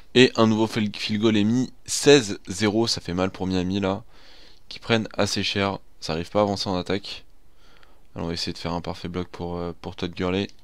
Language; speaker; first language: French; native; French